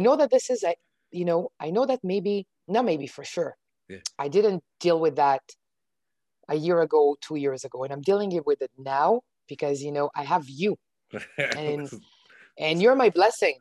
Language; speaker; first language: English; non-native, fluent; Hebrew